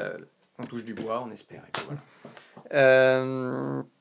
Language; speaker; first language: French; native; French